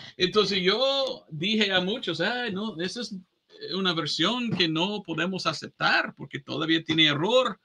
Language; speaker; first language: Spanish; non-native, fluent; English